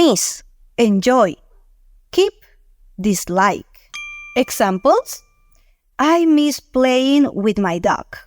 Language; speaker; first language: English; non-native, fluent; Spanish